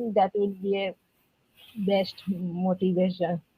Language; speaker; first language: English; non-native, learner; Odia